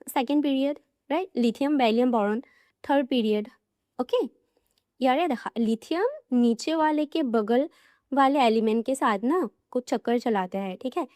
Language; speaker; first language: Hindi; non-native, local second language; Assamese